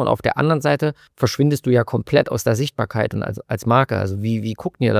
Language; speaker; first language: German; native; German